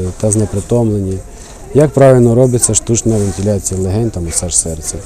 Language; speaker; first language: Ukrainian; native; Ukrainian